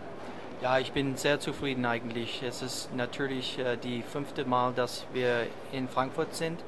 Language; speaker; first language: German; non-native, learner; English